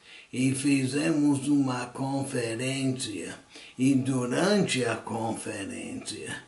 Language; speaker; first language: Portuguese; non-native, fluent; English